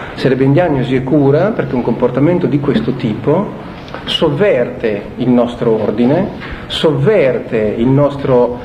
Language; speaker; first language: Italian; native; Italian